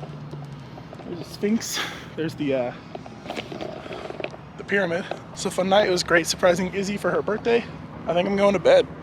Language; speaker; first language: English; native; English